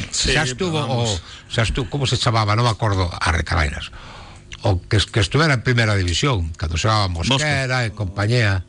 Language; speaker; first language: Galician; non-native, local second language; Spanish